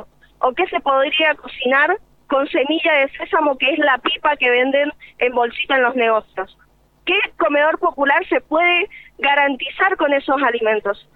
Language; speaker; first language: Spanish; native; Spanish